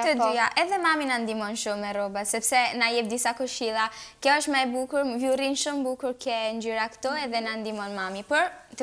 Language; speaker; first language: Albanian; early bilingual, heritage; Albanian